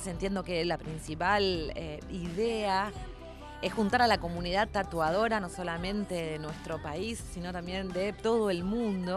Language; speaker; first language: Spanish; native; Spanish